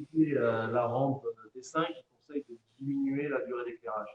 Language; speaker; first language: French; native; French